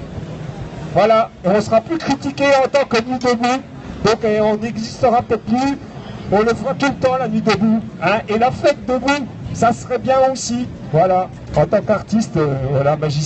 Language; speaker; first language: French; native; French